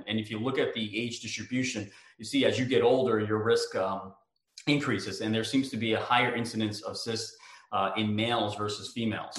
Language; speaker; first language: English; native; English